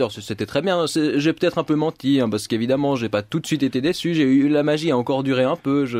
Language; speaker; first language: French; native; French